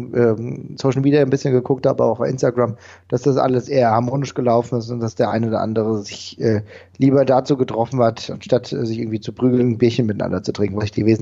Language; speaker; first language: German; native; German